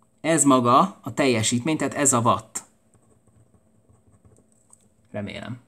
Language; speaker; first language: Hungarian; native; Hungarian